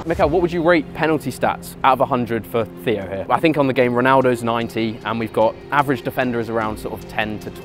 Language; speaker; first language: English; native; English